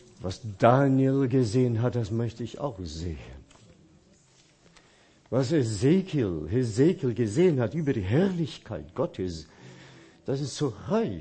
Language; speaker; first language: German; non-native, fluent; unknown